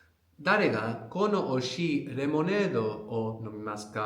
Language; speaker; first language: Japanese; non-native, fluent; English